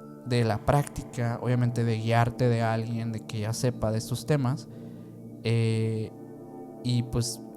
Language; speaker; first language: Spanish; native; Spanish